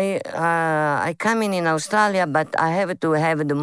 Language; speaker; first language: English; non-native, learner; Italian